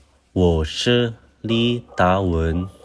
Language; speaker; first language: Chinese; non-native, fluent; Indonesian